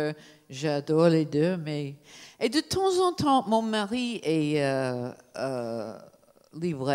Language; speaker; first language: French; non-native, fluent; English